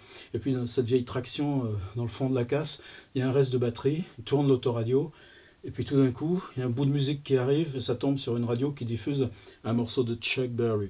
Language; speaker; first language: French; native; French